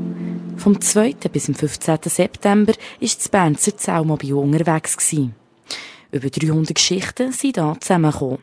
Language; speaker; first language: German; native; German